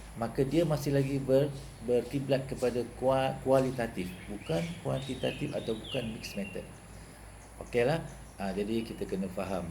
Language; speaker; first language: Malay; native; Malay